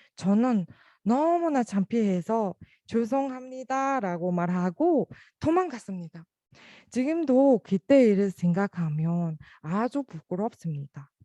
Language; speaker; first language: Korean; non-native, learner; Mongolian